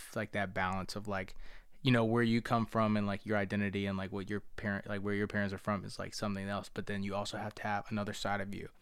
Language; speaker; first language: English; early bilingual, other home language; Spanish